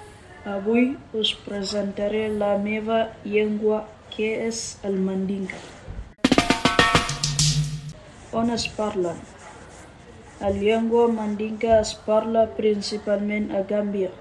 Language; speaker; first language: Catalan; non-native, learner; Mandingo